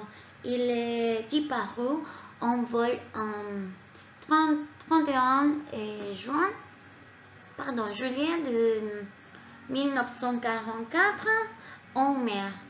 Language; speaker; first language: French; non-native, learner; Spanish